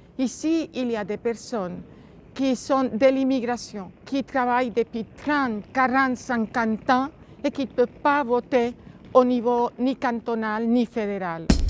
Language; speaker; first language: French; non-native, fluent; Spanish